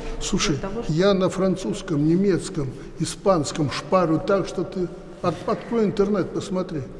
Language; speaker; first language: Russian; native; Russian